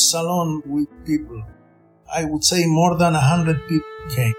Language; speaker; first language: English; non-native, fluent; Spanish